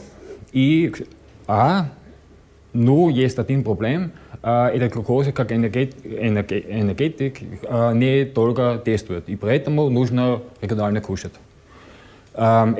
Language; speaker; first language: Russian; non-native, learner; German